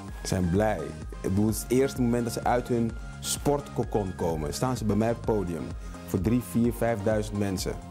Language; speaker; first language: Dutch; native; Dutch